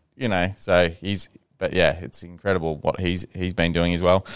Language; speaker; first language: English; native; English